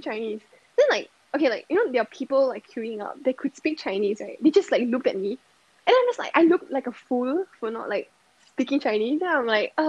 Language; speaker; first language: English; native; English